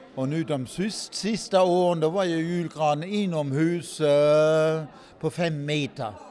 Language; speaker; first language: Swedish; non-native, fluent; German